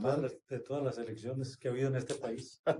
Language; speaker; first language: Spanish; native; Spanish